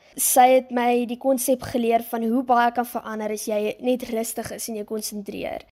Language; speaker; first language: Afrikaans; native; Afrikaans